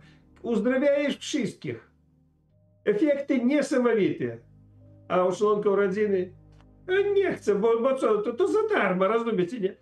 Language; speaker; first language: Polish; non-native, learner; Ukrainian